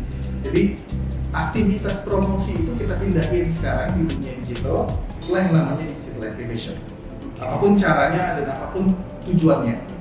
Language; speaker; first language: Indonesian; native; Indonesian